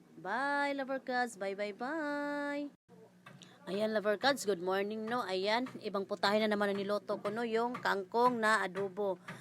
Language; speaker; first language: Filipino; non-native, local second language; Cebuano